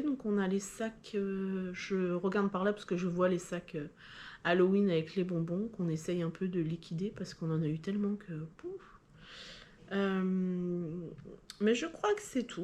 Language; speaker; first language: French; native; French